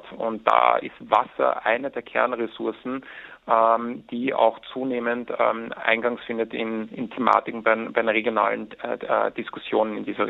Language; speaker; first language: German; native; German